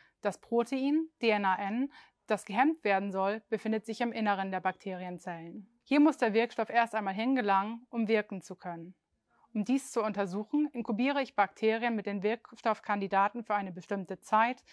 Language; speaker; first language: German; native; German